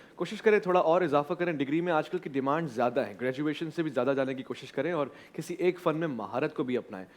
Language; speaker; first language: Urdu; native; Urdu